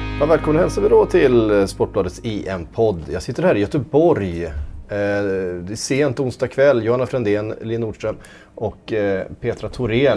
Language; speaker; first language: Swedish; native; Swedish